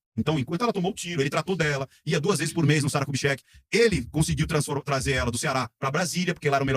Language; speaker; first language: Portuguese; native; Portuguese